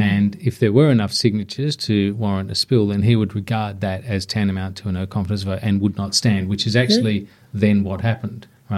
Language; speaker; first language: English; native; English